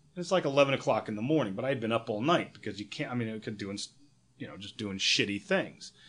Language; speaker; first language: English; native; English